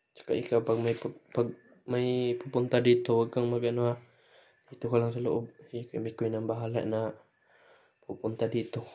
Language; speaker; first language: Filipino; non-native, local second language; Cebuano